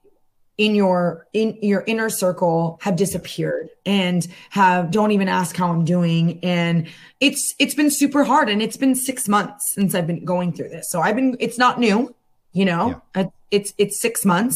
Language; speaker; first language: English; native; English